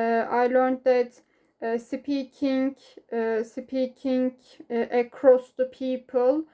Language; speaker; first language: English; non-native, learner; Turkish